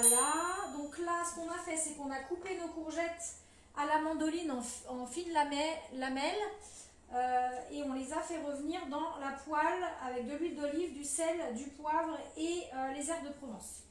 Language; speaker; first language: French; native; French